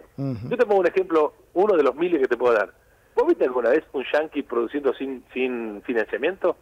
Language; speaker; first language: Spanish; native; Spanish